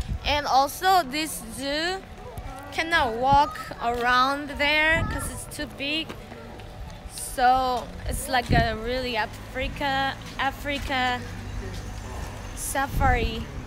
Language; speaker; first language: English; non-native, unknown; Korean